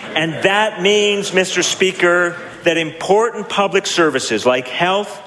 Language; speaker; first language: English; native; English